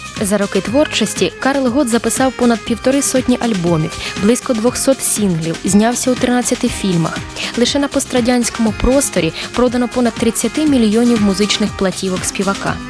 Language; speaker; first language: Ukrainian; native; Ukrainian